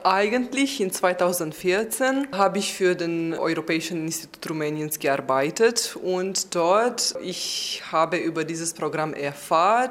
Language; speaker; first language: German; non-native, fluent; Romanian